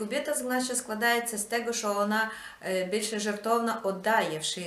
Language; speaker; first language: Polish; non-native, learner; Ukrainian